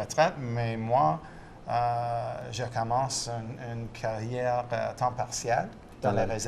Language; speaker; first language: French; non-native, local second language; English